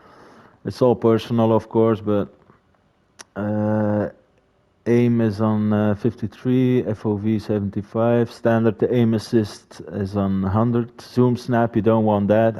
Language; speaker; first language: English; non-native, fluent; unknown